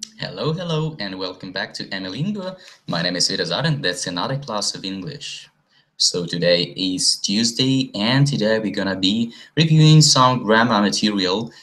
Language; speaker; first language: English; non-native, fluent; Russian